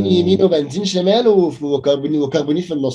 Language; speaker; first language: Arabic; native; Arabic